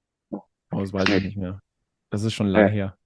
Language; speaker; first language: German; native; German